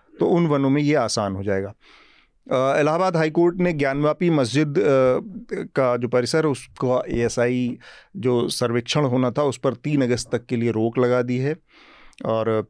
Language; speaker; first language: Hindi; native; Hindi